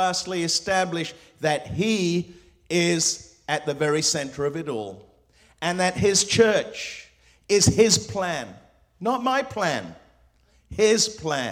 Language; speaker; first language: English; non-native, local second language; Spanish